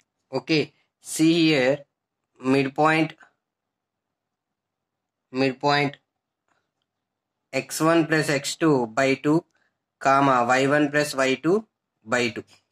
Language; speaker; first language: English; non-native, local second language; Telugu